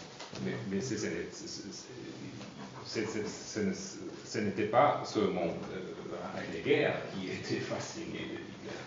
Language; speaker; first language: French; non-native, fluent; German